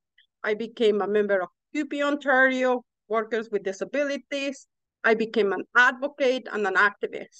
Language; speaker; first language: English; non-native, fluent; Spanish